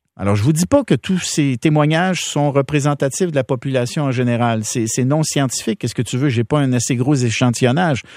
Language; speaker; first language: French; native; French